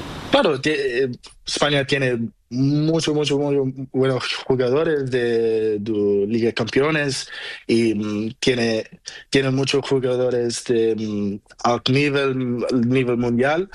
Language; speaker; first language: Spanish; non-native, learner; Portuguese